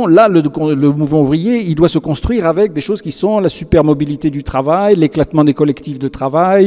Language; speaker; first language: French; native; French